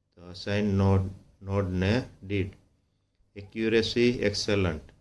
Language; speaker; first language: English; non-native, local second language; Gujarati